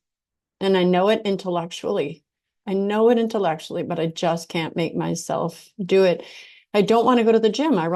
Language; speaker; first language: English; native; English